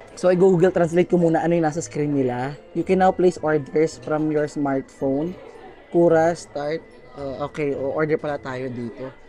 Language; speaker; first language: Filipino; native; Filipino